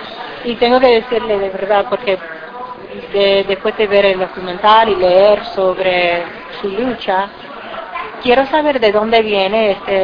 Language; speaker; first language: Spanish; non-native, fluent; English